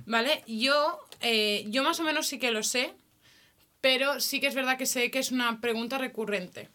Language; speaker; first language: Spanish; native; Spanish